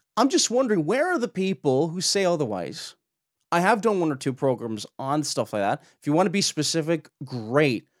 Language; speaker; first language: English; native; English